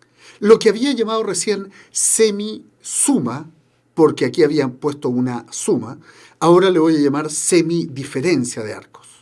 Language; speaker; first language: Spanish; native; Spanish